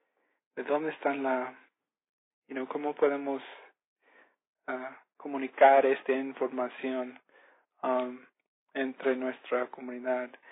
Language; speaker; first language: Spanish; early bilingual, heritage; Spanish